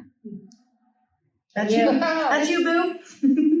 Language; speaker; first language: English; native; English